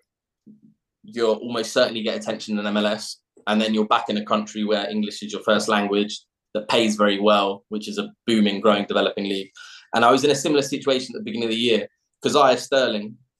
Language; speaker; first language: English; native; English